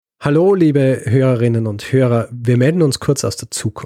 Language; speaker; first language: German; native; German